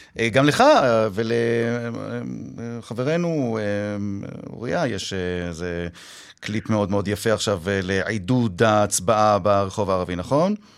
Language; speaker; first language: Hebrew; native; Hebrew